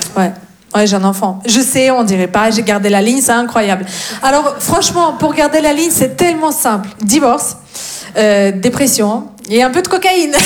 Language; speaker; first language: French; non-native, fluent; Russian